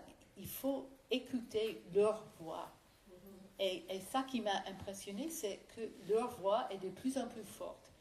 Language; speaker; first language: French; non-native, fluent; English